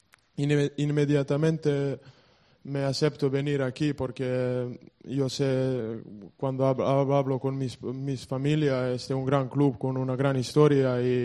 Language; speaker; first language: Spanish; non-native, learner; Serbian